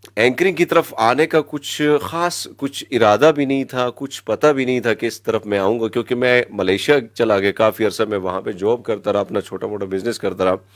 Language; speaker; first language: Urdu; non-native, local second language; Pashto